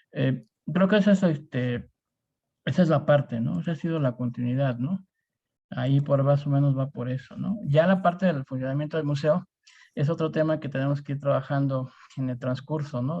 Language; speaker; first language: Spanish; native; Spanish